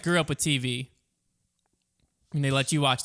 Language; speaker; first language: English; native; English